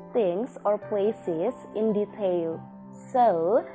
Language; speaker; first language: English; non-native, fluent; Indonesian